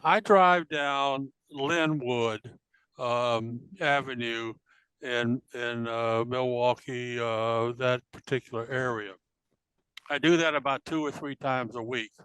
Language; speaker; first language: English; native; English